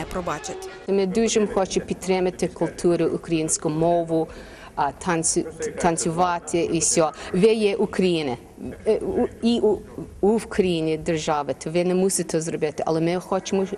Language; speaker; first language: Ukrainian; early bilingual, heritage; English